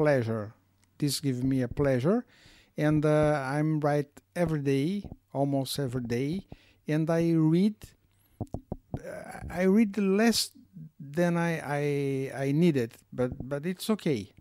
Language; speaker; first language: English; non-native, learner; Portuguese